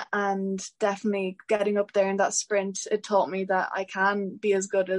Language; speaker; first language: English; native; English